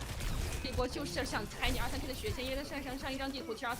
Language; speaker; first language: Chinese; native; Chinese